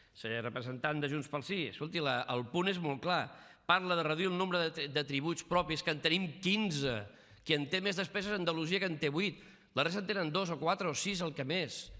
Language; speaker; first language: Catalan; native; Catalan